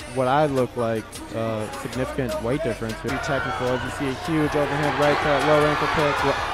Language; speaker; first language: English; native; English